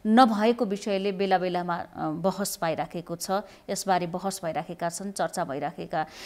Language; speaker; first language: Nepali; native; Nepali